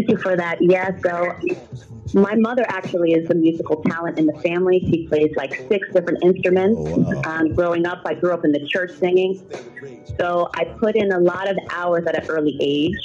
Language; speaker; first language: English; early bilingual, other home language; German